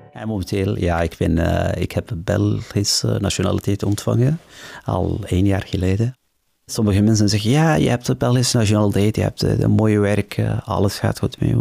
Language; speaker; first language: Dutch; non-native, learner; Arabic